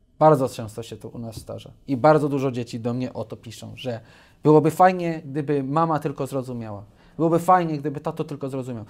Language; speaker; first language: Polish; early bilingual, heritage; Polish